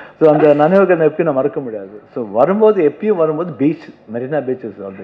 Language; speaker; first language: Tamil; non-native, local second language; Kannada